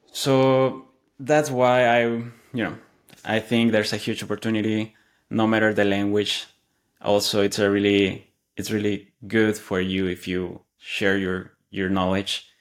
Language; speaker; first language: English; non-native, fluent; Spanish